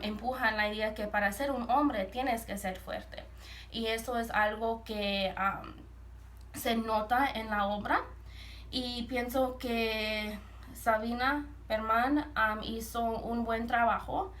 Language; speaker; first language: Spanish; early bilingual, heritage; Spanish